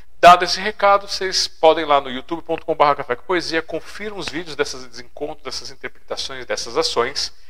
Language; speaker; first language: Portuguese; native; Portuguese